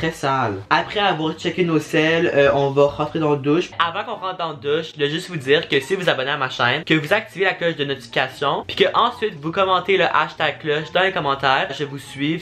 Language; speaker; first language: French; native; French